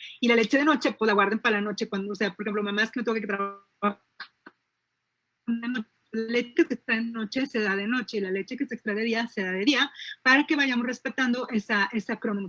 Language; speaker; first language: Spanish; native; Spanish